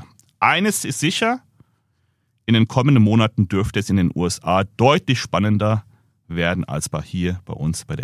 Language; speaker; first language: German; native; German